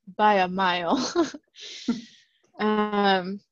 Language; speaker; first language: English; early bilingual, other home language; Spanish